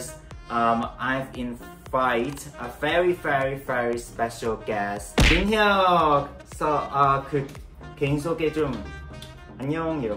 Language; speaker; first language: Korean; non-native, learner; Cantonese